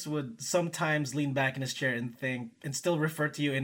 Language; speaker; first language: English; non-native, local second language; Filipino